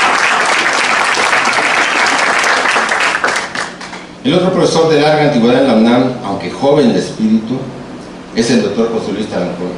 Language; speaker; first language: Spanish; native; Spanish